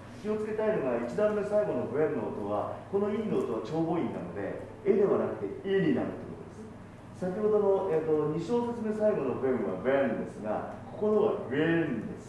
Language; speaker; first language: Japanese; native; Japanese